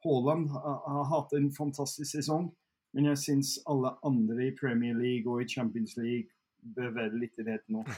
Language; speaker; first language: Norwegian; non-native, fluent; English